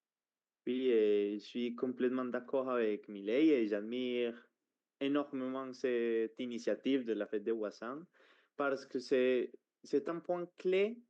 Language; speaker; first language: French; non-native, fluent; Spanish